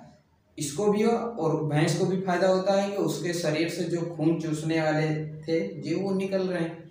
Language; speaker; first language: Hindi; native; Hindi